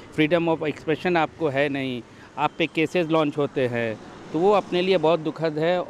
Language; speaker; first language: Hindi; native; Hindi